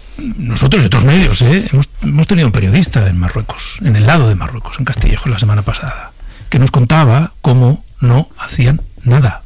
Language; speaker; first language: Spanish; native; Spanish